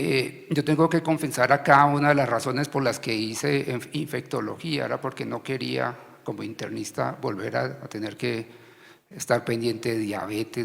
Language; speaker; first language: Spanish; native; Spanish